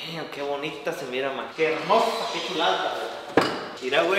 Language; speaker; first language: Spanish; early bilingual, other home language; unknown